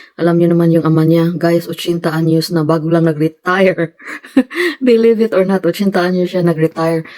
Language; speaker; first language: Filipino; non-native, local second language; Cebuano